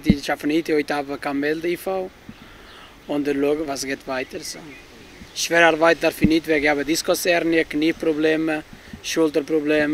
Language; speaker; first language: German; non-native, learner; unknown